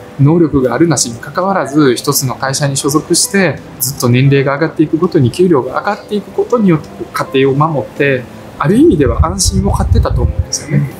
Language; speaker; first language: Japanese; early bilingual, other home language; Russian